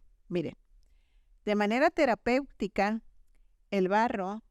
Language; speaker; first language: Spanish; native; Spanish